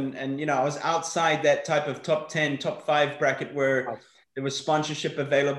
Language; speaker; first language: English; native; English